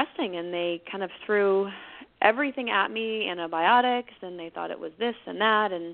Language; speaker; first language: English; native; English